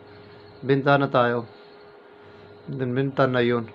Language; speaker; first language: Filipino; non-native, learner; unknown